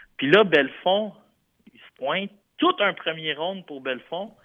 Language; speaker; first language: French; native; French